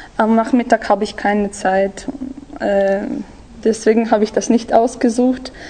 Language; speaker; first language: German; non-native, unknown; Ukrainian